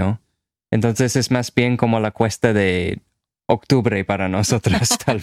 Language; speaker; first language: Spanish; non-native, fluent; English